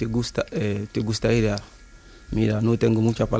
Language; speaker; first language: Spanish; non-native, learner; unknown